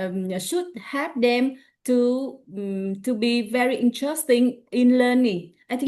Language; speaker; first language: English; non-native, learner; Vietnamese